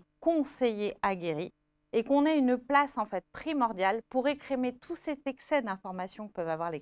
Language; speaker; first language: French; native; French